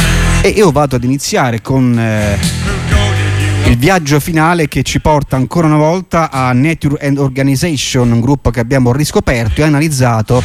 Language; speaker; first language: Italian; native; Italian